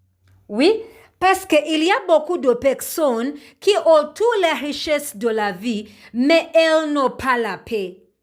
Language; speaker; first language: French; non-native, learner; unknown